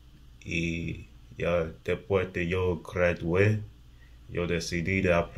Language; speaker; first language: Spanish; non-native, learner; English